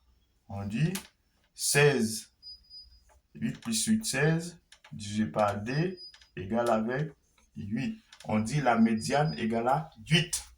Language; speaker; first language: French; non-native, local second language; Haitian Creole